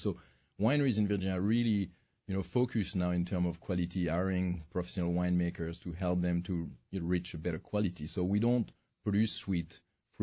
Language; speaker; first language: English; non-native, fluent; French